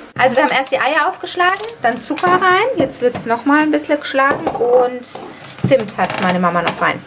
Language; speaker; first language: German; early bilingual, other home language; Italian